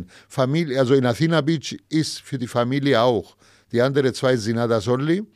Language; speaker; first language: German; non-native, fluent; Greek